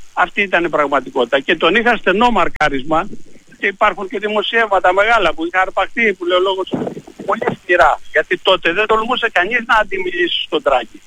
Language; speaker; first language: Greek; native; Greek